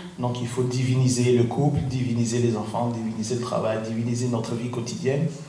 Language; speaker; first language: French; non-native, fluent; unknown